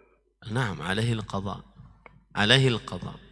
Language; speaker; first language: Arabic; non-native, fluent; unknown